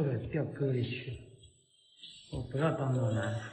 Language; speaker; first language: Chinese; native; Chinese